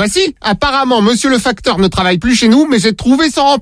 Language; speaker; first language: French; native; French